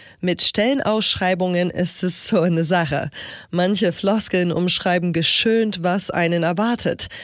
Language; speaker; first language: German; non-native, fluent; English